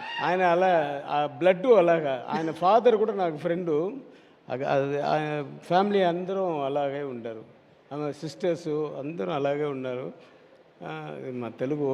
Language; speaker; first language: Telugu; non-native, learner; Tamil